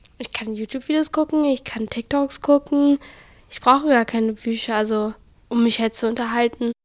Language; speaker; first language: German; early bilingual, other home language; Arabic